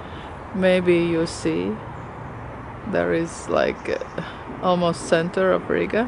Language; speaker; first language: English; non-native, fluent; Latvian